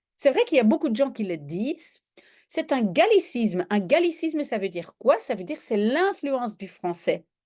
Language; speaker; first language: French; native; French